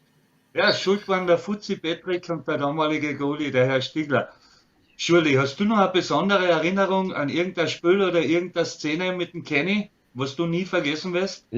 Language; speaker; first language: German; native; German